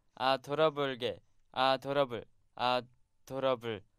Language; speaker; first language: Korean; non-native, fluent; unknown